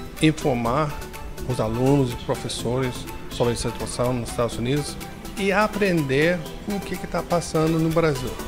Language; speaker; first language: Portuguese; non-native, fluent; English